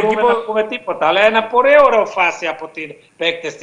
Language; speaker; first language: Greek; non-native, learner; Hungarian